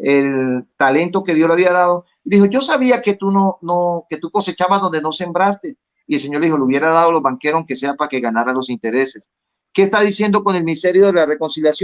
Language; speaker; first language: Spanish; native; Spanish